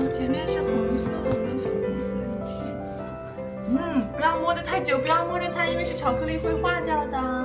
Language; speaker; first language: Chinese; native; Chinese